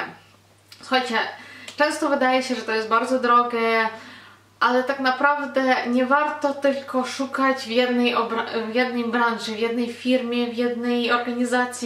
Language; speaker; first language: Polish; non-native, fluent; Ukrainian